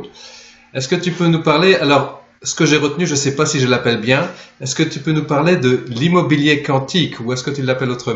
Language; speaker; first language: French; native; French